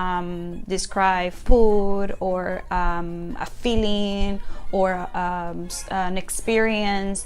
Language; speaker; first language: English; non-native, fluent; Spanish